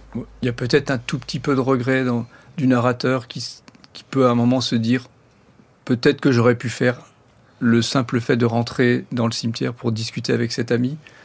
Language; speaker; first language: French; non-native, local second language; German